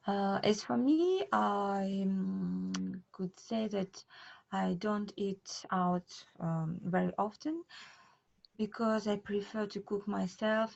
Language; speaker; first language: English; non-native, learner; Russian